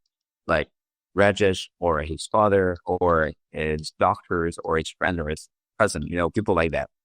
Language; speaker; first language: English; non-native, fluent; French